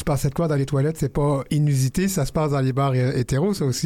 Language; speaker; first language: French; native; French